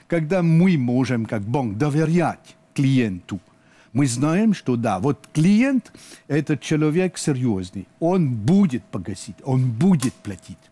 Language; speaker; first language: Russian; non-native, learner; French